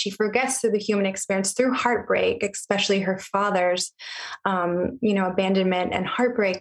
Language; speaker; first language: English; native; English